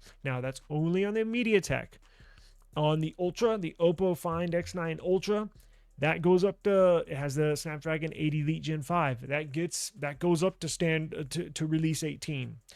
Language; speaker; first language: English; native; English